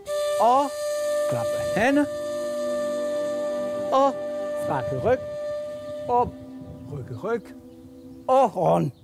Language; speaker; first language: Danish; non-native, fluent; French